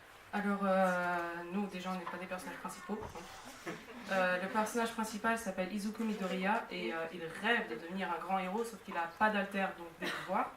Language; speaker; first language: French; native; French